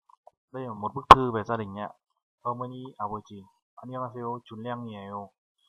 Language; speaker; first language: Korean; non-native, fluent; Vietnamese